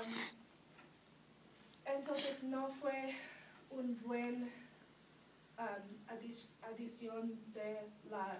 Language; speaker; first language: Spanish; non-native, learner; English